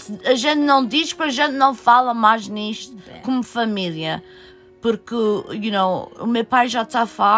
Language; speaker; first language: Portuguese; early bilingual, heritage; Portuguese